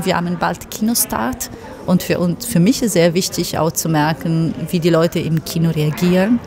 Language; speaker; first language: German; non-native, fluent; Italian